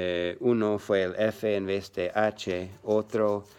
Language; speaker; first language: Spanish; non-native, learner; English